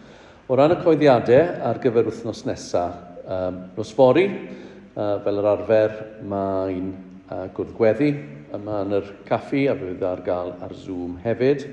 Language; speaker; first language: Welsh; native; Welsh